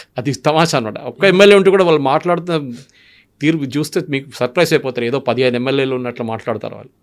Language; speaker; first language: Telugu; non-native, local second language; Malayalam